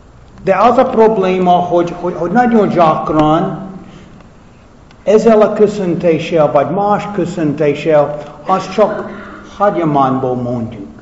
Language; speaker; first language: Hungarian; non-native, fluent; English